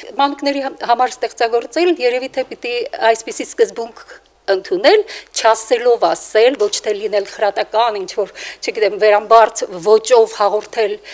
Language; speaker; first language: Armenian; native; Armenian